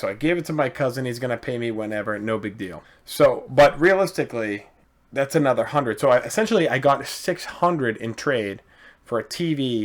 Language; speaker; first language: English; native; English